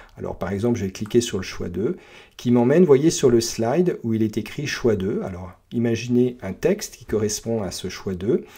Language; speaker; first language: French; native; French